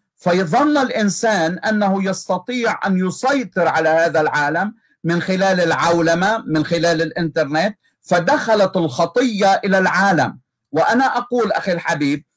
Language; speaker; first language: Arabic; native; Arabic